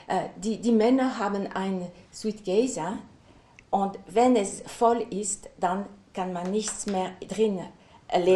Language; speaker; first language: German; non-native, learner; French